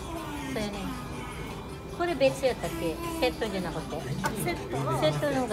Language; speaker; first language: Japanese; non-native, fluent; Filipino